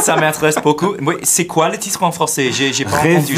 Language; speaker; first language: French; non-native, fluent; English